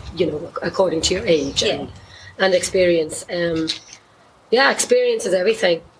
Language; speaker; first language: English; native; English